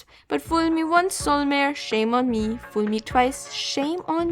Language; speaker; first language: English; native; English